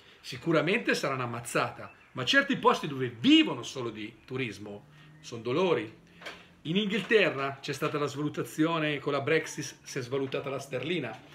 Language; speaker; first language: Italian; native; Italian